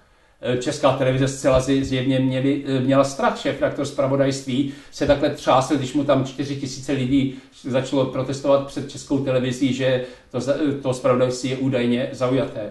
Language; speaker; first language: Czech; native; Czech